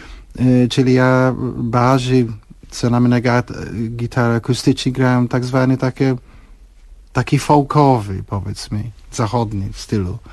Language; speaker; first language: Polish; non-native, fluent; English